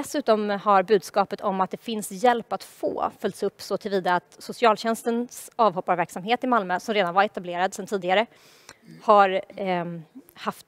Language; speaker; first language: Swedish; native; Swedish